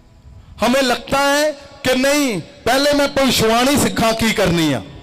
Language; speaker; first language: Hindi; non-native, local second language; Punjabi